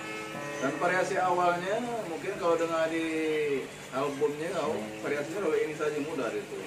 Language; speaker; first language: Indonesian; non-native, local second language; Malay